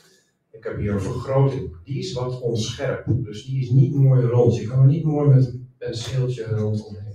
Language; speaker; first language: Dutch; native; Dutch